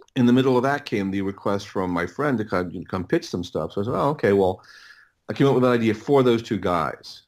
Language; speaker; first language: English; native; English